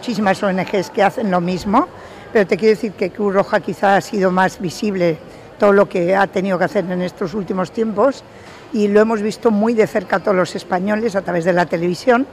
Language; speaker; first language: Spanish; native; Spanish